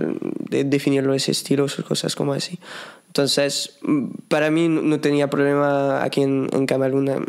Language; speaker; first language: Spanish; non-native, fluent; French